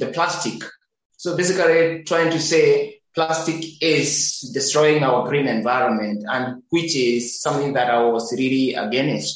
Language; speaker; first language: English; non-native, local second language; Kikuyu